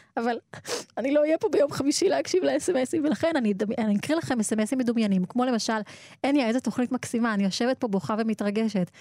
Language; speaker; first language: Hebrew; native; Hebrew